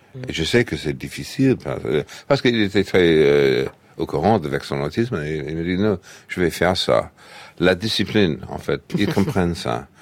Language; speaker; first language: French; non-native, fluent; English